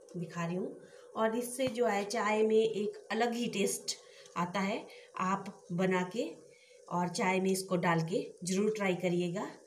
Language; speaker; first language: Hindi; native; Hindi